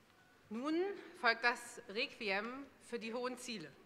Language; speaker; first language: German; native; German